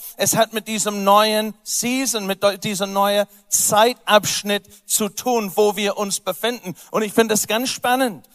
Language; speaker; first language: German; non-native, fluent; English